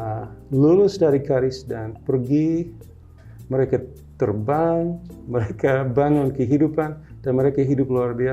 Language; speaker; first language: Indonesian; non-native, local second language; English